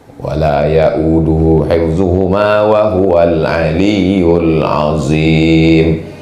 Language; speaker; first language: Malay; native; Malay